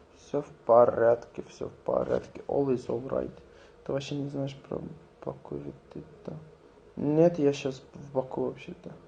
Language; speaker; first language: Russian; non-native, local second language; Azerbaijani